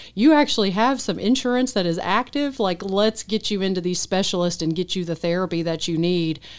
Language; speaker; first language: English; native; English